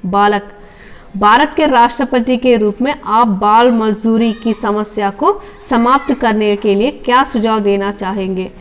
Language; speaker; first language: Hindi; non-native, local second language; Telugu